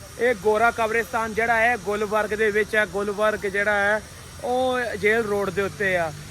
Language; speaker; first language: Punjabi; native; Punjabi